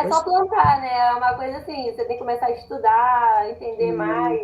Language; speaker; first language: Portuguese; native; Portuguese